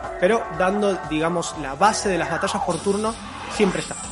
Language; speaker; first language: Spanish; native; Spanish